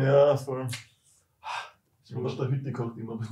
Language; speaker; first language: German; native; German